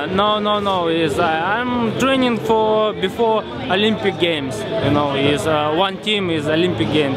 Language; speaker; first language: English; non-native, learner; Ukrainian